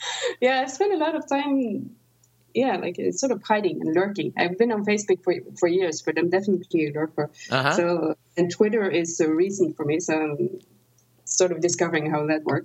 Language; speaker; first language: English; non-native, fluent; Norwegian